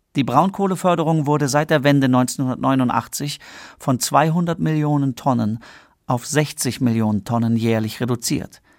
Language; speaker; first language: German; native; German